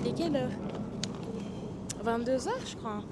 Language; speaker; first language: French; native; French